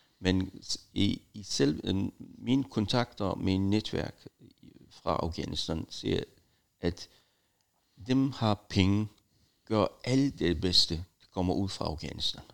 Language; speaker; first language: Danish; non-native, fluent; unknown